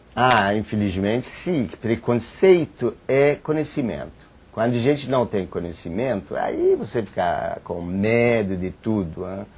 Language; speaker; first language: Portuguese; non-native, fluent; Persian